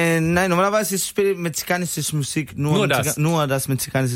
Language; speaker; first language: German; non-native, learner; Spanish